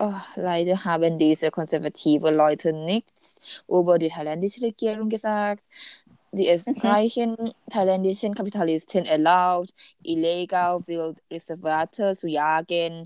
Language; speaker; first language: German; non-native, learner; Thai